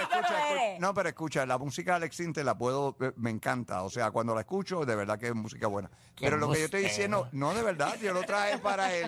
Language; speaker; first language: Spanish; native; Spanish